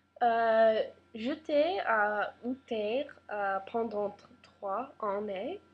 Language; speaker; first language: French; non-native, learner; English